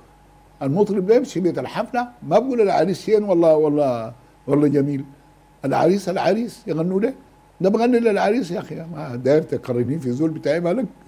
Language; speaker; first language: Arabic; native; Arabic